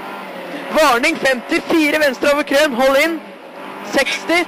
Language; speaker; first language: Norwegian; native; Norwegian